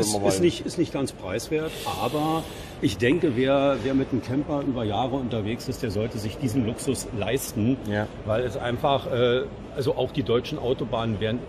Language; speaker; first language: German; native; German